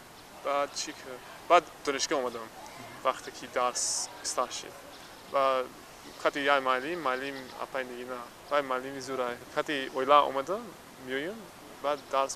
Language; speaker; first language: Persian; non-native, learner; English